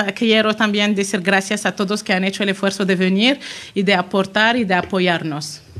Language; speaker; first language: Spanish; non-native, fluent; Arabic